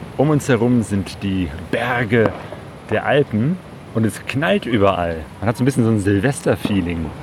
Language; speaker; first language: German; native; German